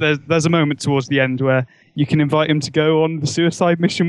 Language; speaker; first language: English; native; English